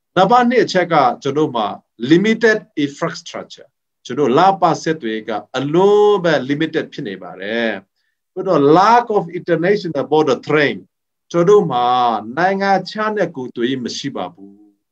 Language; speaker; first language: Burmese; non-native, local second language; Hakha Chin